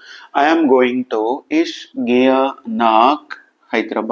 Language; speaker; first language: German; non-native, fluent; Telugu